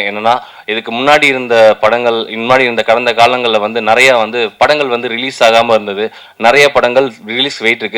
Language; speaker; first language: Tamil; native; Tamil